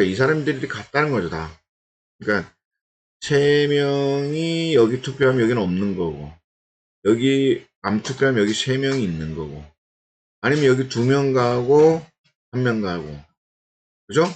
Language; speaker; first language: Korean; native; Korean